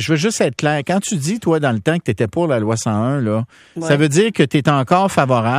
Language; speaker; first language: French; native; French